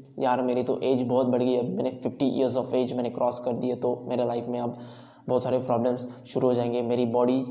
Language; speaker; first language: Hindi; non-native, local second language; Marathi